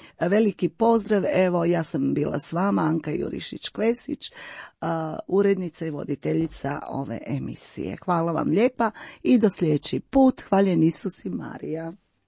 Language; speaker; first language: Croatian; native; Croatian